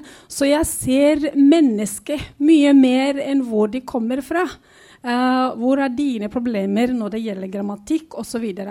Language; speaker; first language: Norwegian; non-native, fluent; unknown